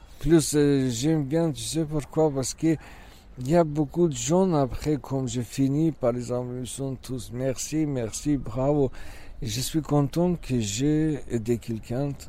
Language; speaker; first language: French; non-native, learner; Kurdish